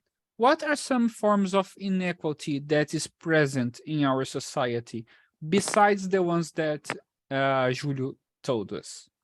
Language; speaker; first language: English; non-native, fluent; Portuguese